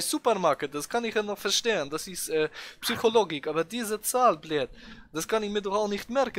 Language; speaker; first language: German; native; German